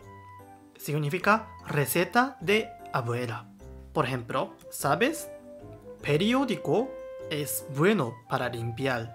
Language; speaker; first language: Spanish; non-native, learner; Japanese